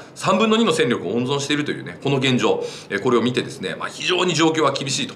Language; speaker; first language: Japanese; native; Japanese